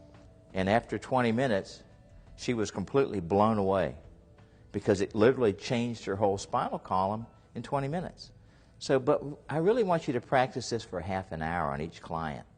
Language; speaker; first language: English; native; English